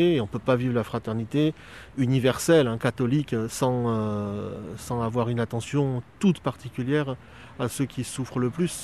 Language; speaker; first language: French; native; French